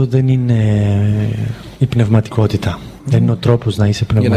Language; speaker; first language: Greek; native; Greek